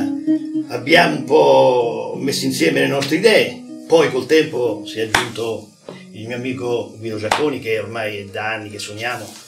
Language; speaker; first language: Italian; native; Italian